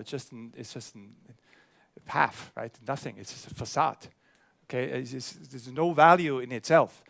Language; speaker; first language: English; non-native, fluent; German